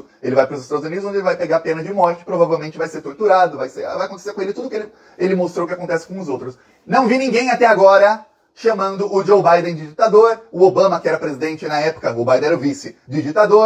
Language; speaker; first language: Portuguese; native; Portuguese